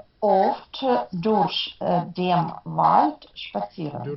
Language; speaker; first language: German; non-native, learner; Ukrainian